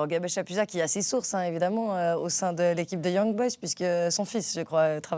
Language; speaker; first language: French; native; French